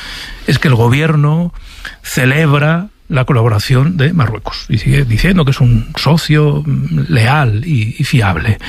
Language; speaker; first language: Spanish; native; Spanish